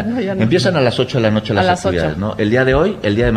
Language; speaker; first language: Spanish; native; Spanish